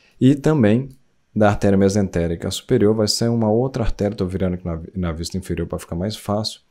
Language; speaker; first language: Portuguese; native; Portuguese